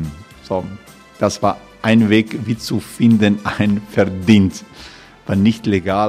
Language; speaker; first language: German; non-native, fluent; Croatian